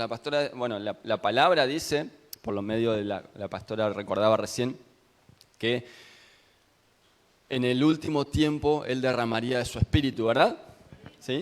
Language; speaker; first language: Spanish; native; Spanish